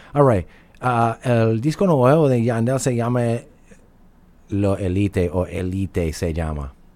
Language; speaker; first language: Spanish; native; Spanish